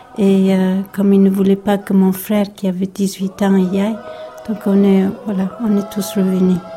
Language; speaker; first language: French; early bilingual, other home language; Basque